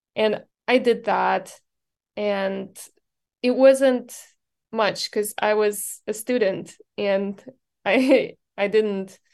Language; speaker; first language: English; non-native, fluent; German